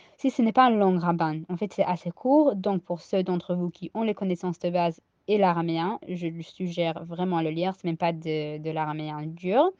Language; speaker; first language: French; non-native, fluent; English